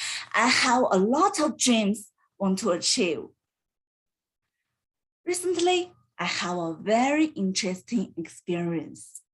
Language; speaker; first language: English; non-native, learner; Chinese